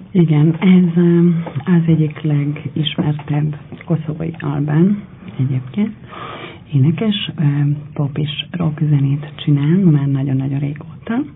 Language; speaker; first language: Hungarian; non-native, fluent; Albanian